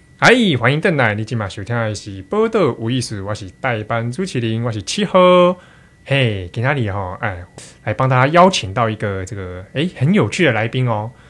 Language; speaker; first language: Chinese; native; Chinese